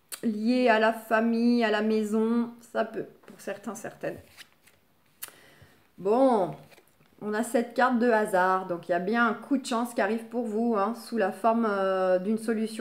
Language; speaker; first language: French; native; French